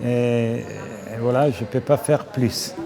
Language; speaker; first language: French; non-native, fluent; Serbian